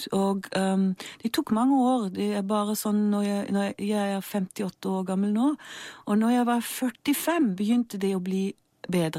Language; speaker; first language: Norwegian; non-native, fluent; German